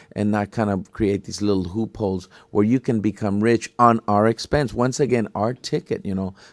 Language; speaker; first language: English; native; English